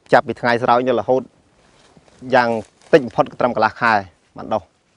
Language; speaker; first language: Khmer; native; Khmer